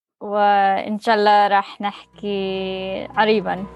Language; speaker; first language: Arabic; non-native, learner; English